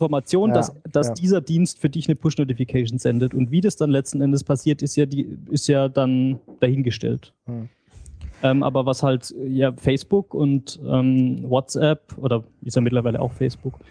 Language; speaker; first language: German; native; German